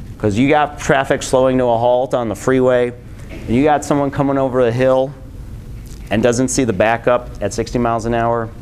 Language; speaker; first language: English; native; English